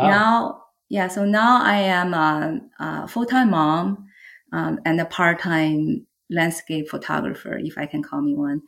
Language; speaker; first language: English; non-native, fluent; Chinese